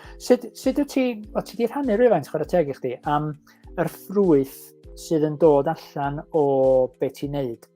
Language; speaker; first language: Welsh; native; Welsh